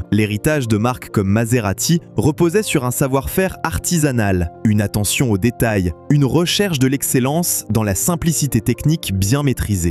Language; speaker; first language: French; native; French